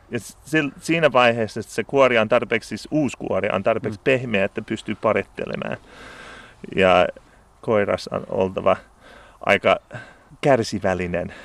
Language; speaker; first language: Finnish; non-native, fluent; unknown